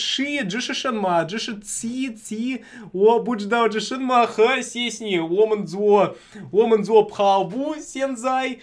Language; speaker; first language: Chinese; non-native, learner; Russian